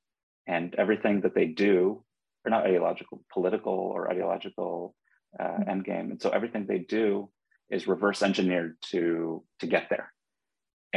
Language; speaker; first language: English; native; English